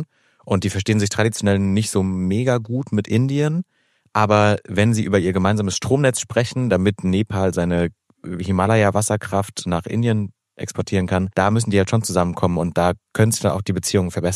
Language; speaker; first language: German; native; German